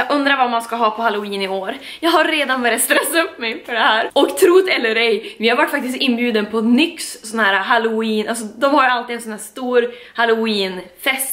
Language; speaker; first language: Swedish; native; Swedish